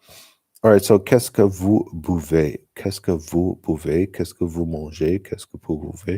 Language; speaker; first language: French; non-native, learner; English